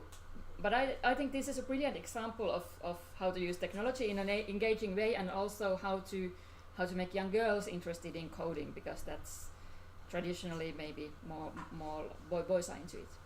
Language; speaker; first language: English; non-native, fluent; Finnish